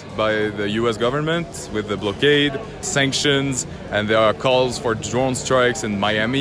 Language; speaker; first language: English; non-native, fluent; French